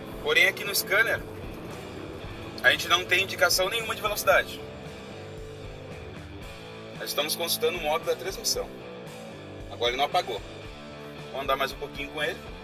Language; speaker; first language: Portuguese; native; Portuguese